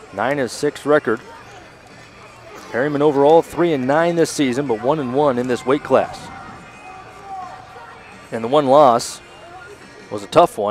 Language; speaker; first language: English; native; English